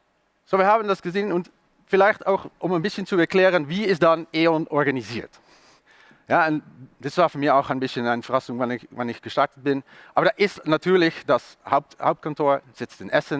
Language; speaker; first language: German; non-native, learner; Dutch